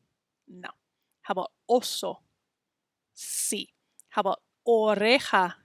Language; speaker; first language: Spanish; non-native, fluent; English